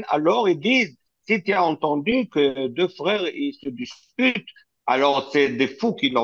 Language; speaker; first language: French; early bilingual, heritage; French